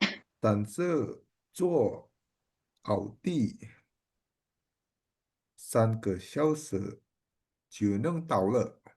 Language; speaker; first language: Chinese; non-native, learner; Indonesian